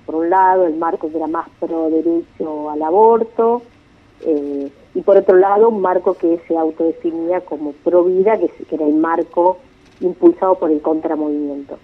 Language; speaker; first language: Spanish; native; Spanish